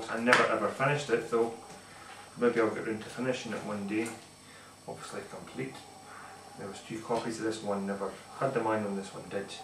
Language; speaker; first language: English; native; English